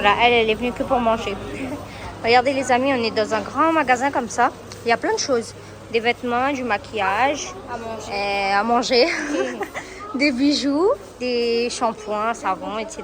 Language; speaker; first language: French; native; French